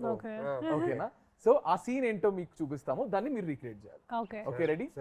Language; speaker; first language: Telugu; native; Telugu